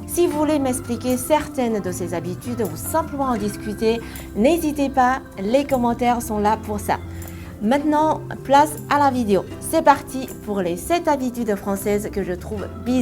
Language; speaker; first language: French; non-native, fluent; Chinese